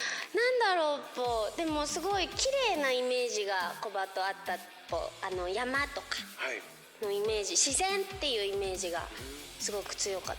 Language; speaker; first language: Japanese; native; Japanese